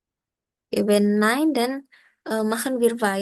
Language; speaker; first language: German; non-native, learner; Indonesian